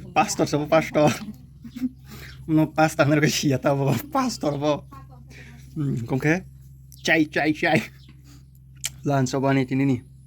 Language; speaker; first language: Hindi; non-native, local second language; Kok Borok